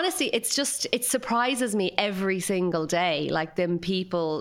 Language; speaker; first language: English; native; English